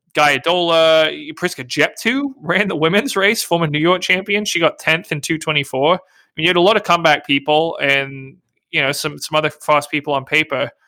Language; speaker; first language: English; native; English